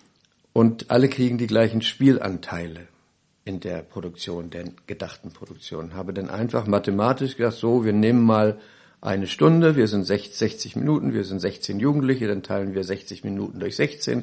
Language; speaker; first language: German; native; German